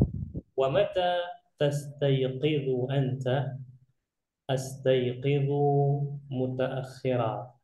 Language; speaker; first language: Arabic; non-native, fluent; Indonesian